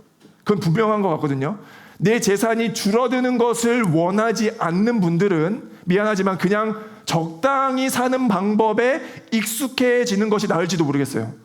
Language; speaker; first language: Korean; native; Korean